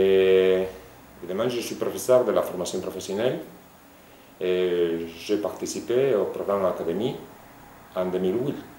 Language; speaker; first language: French; non-native, fluent; Spanish